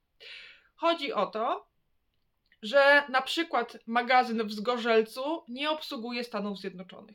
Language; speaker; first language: Polish; native; Polish